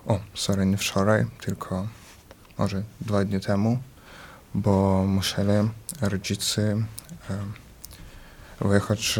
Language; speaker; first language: Polish; early bilingual, other home language; Ukrainian